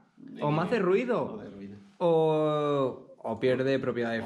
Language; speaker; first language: Spanish; native; Spanish